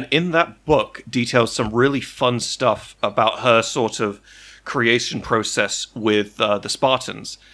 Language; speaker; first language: English; native; English